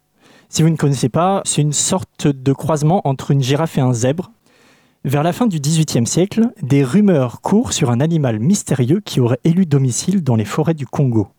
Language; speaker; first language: French; native; French